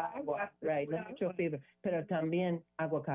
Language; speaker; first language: Spanish; non-native, learner; English